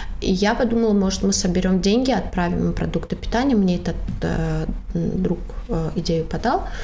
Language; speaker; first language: Russian; non-native, local second language; Tajik